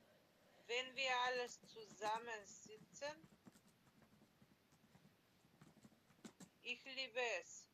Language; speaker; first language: German; non-native, learner; Macedonian